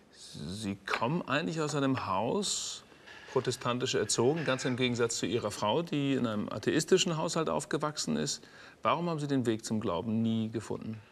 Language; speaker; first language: German; native; German